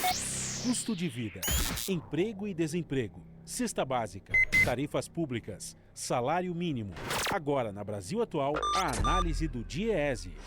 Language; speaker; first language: Portuguese; native; Portuguese